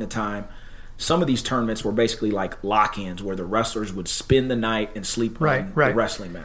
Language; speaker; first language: English; native; English